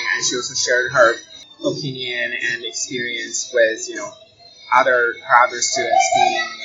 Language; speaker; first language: English; non-native, fluent; Chinese